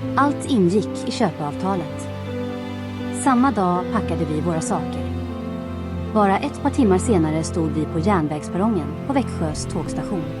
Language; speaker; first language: Swedish; non-native, fluent; Croatian